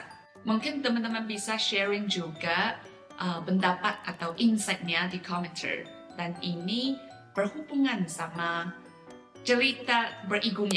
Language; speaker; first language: Indonesian; non-native, fluent; Chinese